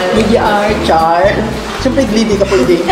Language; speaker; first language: Filipino; non-native, local second language; Cebuano